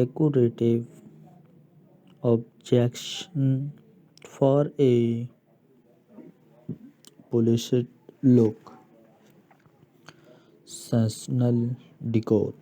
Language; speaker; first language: English; non-native, local second language; Urdu